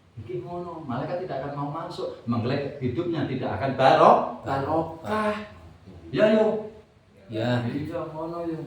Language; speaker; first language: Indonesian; non-native, local second language; Javanese